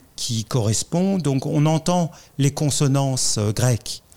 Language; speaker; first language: French; native; French